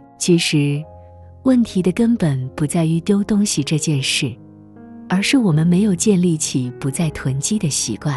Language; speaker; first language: Chinese; native; Chinese